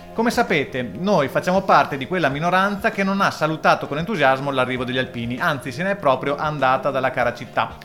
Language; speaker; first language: Italian; native; Italian